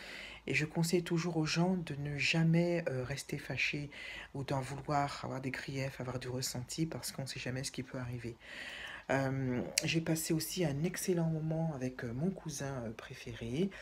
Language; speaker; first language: French; native; French